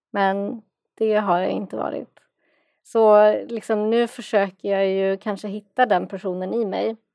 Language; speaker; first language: Swedish; native; Swedish